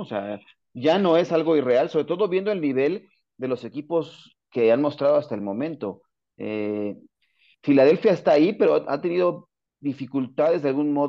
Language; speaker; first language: Spanish; native; Spanish